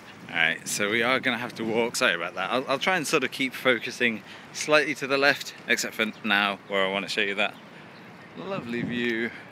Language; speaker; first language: English; native; English